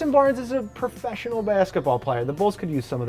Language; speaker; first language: English; native; English